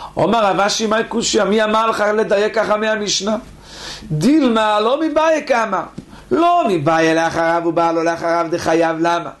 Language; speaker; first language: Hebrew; native; Hebrew